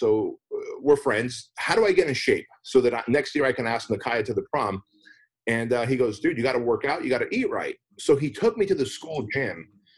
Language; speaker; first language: English; early bilingual, other home language; Armenian